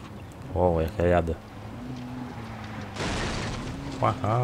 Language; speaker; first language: Polish; native; Polish